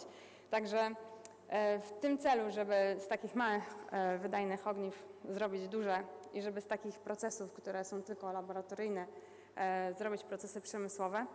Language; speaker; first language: Polish; native; Polish